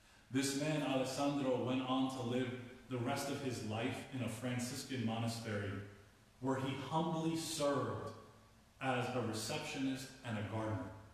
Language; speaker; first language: English; native; English